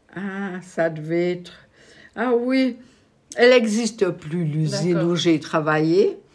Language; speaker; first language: French; native; French